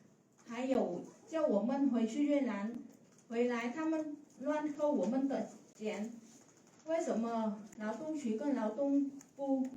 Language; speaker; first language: Chinese; non-native, learner; Vietnamese